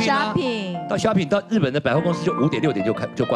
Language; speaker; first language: Chinese; native; Chinese